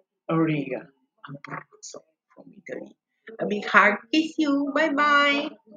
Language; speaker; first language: English; non-native, learner; Italian